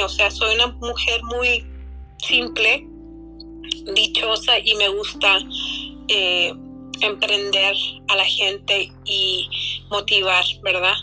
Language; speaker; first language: Spanish; early bilingual, heritage; Spanish